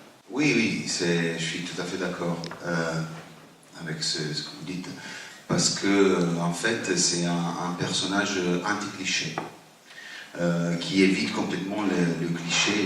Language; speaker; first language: French; non-native, fluent; Italian